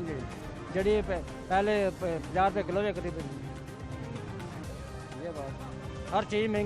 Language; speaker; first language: Hindi; non-native, local second language; Punjabi